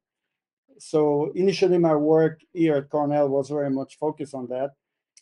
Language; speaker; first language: English; native; English